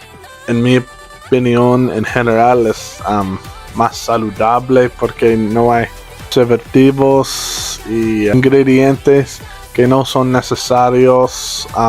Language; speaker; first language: Spanish; non-native, learner; English